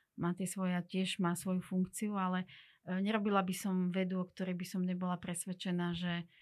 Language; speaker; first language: Slovak; non-native, local second language; Hungarian